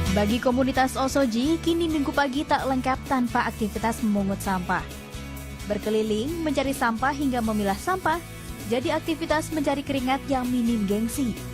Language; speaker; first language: Indonesian; native; Indonesian